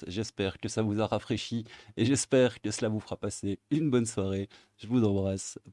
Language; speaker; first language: French; native; French